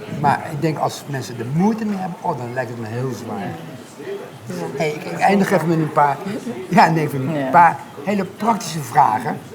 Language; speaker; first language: Dutch; native; Dutch